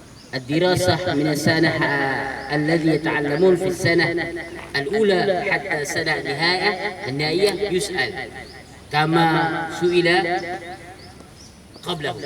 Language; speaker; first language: Arabic; non-native, fluent; Indonesian